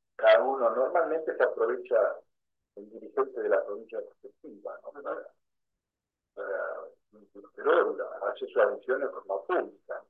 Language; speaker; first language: Spanish; native; Spanish